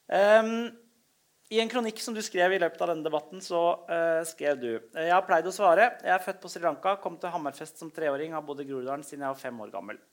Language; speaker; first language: Norwegian; native; Norwegian